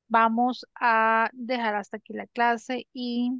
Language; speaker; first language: Spanish; native; Spanish